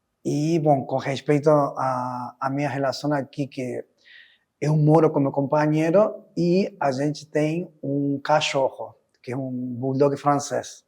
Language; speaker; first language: Portuguese; non-native, fluent; Spanish